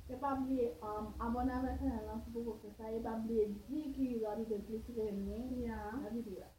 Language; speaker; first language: French; non-native, learner; Haitian Creole